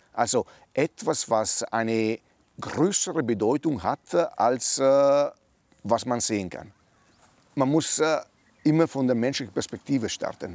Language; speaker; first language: German; non-native, fluent; Italian